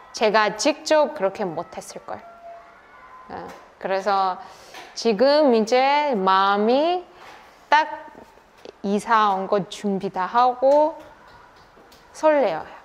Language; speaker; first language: Korean; non-native, fluent; Russian